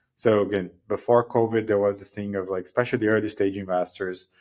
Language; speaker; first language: English; non-native, fluent; Portuguese